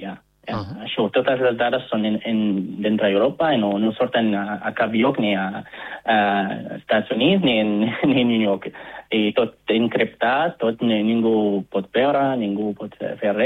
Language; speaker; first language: Catalan; non-native, fluent; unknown